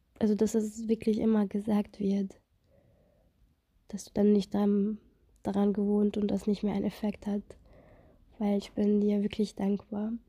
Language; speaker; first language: German; non-native, fluent; Russian